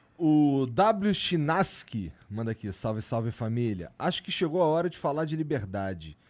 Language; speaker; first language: Portuguese; native; Portuguese